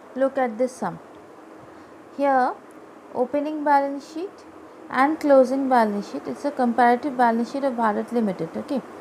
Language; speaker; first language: English; non-native, local second language; Bangla